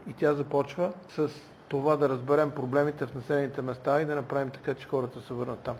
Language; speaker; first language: Bulgarian; native; Bulgarian